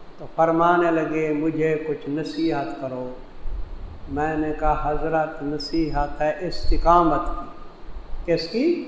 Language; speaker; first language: Urdu; non-native, local second language; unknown